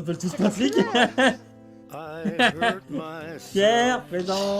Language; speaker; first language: French; native; French